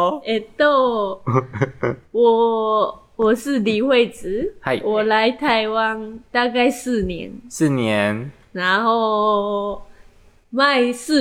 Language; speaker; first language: Chinese; non-native, learner; Japanese